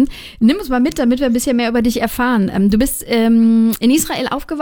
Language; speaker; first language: German; native; German